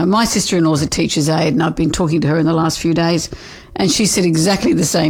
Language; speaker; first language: English; native; English